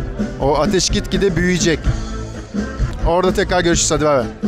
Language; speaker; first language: Turkish; native; Turkish